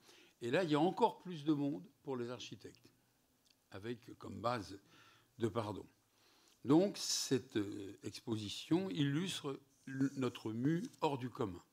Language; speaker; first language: French; native; French